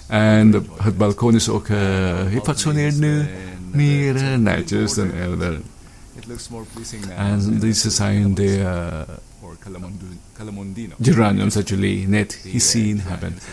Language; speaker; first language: Dutch; non-native, learner; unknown